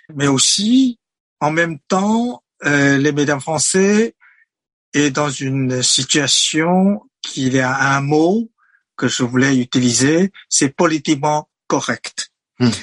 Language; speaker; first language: French; non-native, fluent; Chinese